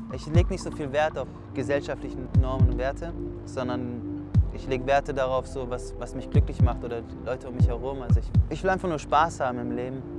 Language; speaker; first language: German; native; German